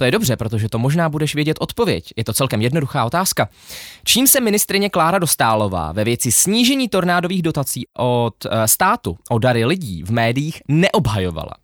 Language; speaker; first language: Czech; native; Czech